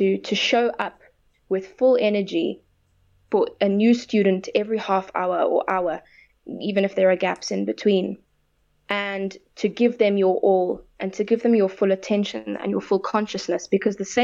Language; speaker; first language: English; native; English